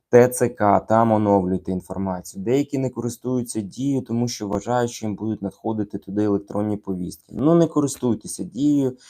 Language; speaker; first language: Ukrainian; native; Ukrainian